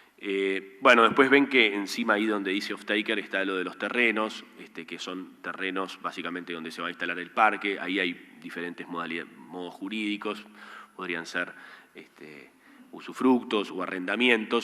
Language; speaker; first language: Spanish; native; Spanish